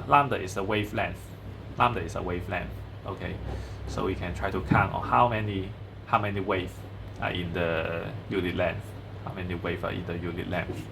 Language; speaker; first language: English; non-native, fluent; Chinese